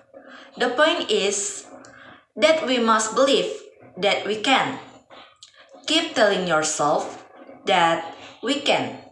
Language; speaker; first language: English; non-native, learner; Indonesian